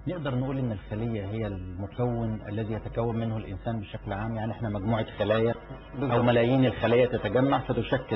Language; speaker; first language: Arabic; native; Arabic